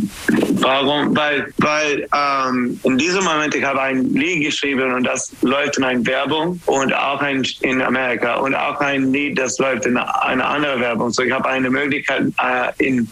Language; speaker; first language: German; non-native, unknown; English